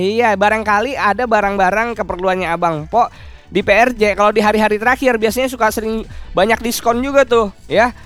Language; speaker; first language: Indonesian; native; Indonesian